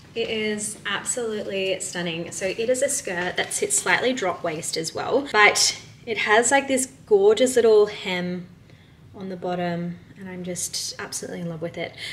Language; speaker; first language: English; native; English